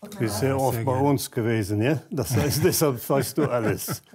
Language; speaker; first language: German; non-native, fluent; French